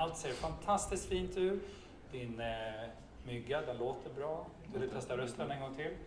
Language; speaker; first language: Swedish; native; Swedish